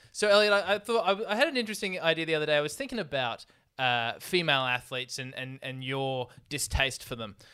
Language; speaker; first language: English; native; English